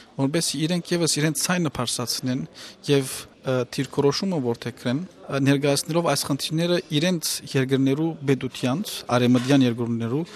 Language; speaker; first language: Armenian; native; Armenian